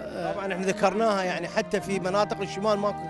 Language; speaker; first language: Arabic; native; Arabic